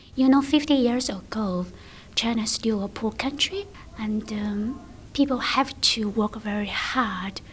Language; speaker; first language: English; non-native, learner; Chinese